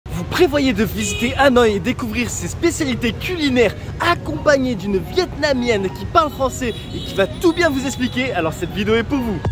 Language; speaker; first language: French; native; French